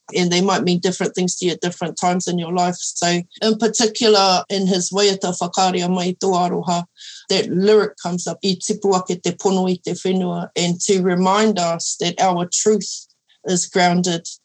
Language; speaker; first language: English; early bilingual, other home language; Māori